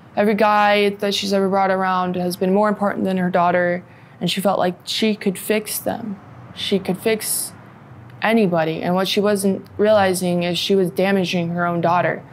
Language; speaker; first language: English; native; English